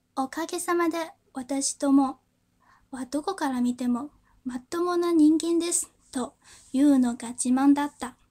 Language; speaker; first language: Japanese; non-native, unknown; Chinese